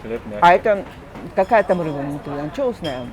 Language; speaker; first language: Russian; native; Russian